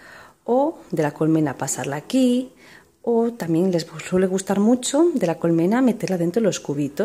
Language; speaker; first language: Spanish; native; Spanish